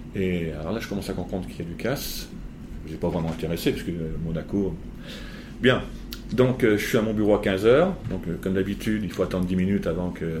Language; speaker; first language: French; native; French